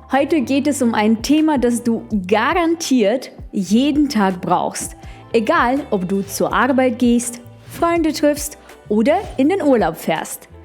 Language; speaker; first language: German; non-native, fluent; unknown